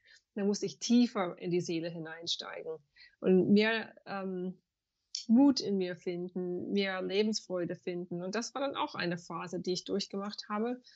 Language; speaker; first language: German; non-native, fluent; English